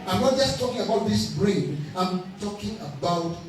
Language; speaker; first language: English; non-native, local second language; Swahili